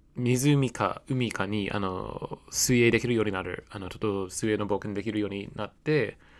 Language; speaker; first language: Japanese; non-native, fluent; English